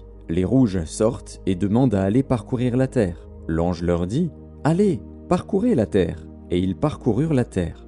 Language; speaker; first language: French; native; French